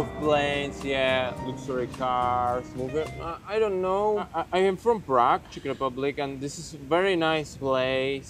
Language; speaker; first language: English; non-native, learner; Czech